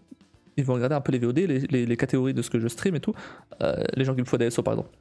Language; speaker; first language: French; native; French